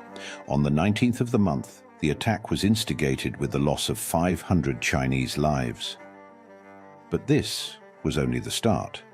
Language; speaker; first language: English; native; English